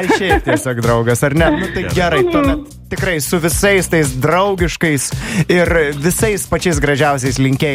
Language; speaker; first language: Lithuanian; native; Lithuanian